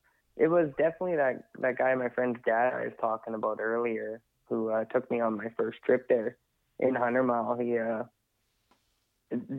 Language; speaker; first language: English; native; English